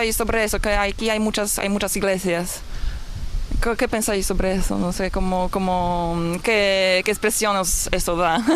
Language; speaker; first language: Spanish; non-native, fluent; Polish